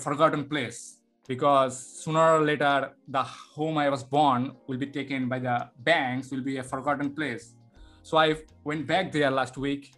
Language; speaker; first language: English; non-native, local second language; Bangla